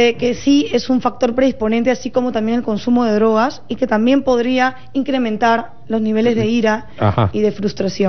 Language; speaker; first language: Spanish; native; Spanish